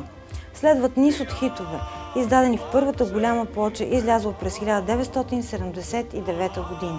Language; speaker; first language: Bulgarian; native; Bulgarian